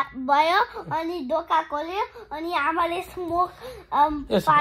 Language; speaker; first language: Nepali; early bilingual, heritage; Nepali